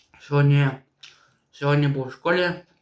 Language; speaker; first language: Ukrainian; non-native, local second language; Russian